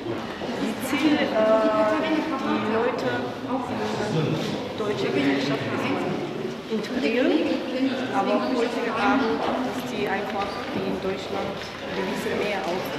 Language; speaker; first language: German; non-native, learner; Azerbaijani